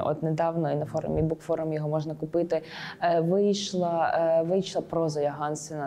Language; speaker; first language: Ukrainian; native; Ukrainian